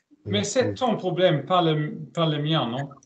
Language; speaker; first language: French; non-native, learner; German